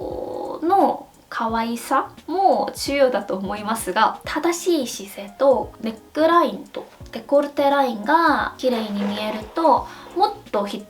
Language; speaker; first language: Japanese; non-native, fluent; Korean